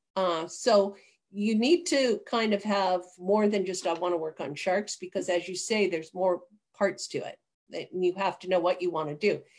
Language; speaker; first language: English; native; English